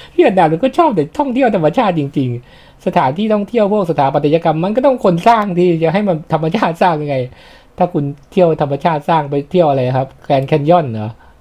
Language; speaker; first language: Thai; native; Thai